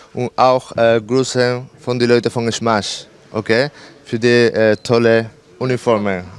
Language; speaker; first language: German; non-native, fluent; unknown